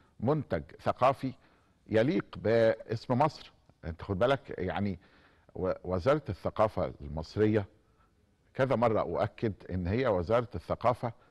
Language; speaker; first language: Arabic; native; Arabic